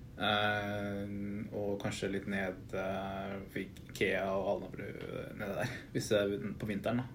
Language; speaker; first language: Norwegian; early bilingual, other home language; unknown